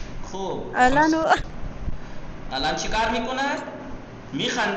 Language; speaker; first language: Persian; non-native, fluent; Urdu